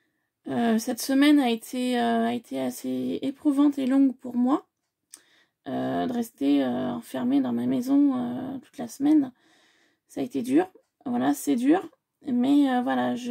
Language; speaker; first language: French; native; French